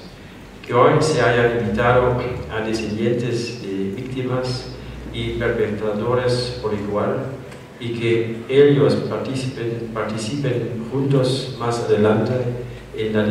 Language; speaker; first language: Spanish; non-native, fluent; German